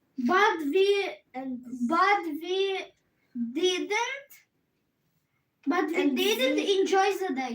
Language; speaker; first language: English; non-native, learner; Ukrainian